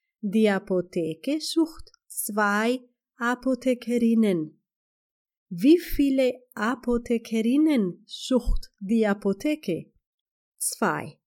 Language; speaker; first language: German; non-native, fluent; Spanish